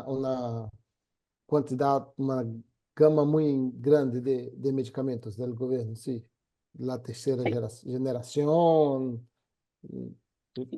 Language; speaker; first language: Spanish; non-native, fluent; Portuguese